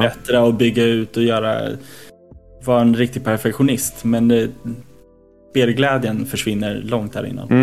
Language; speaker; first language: Swedish; native; Swedish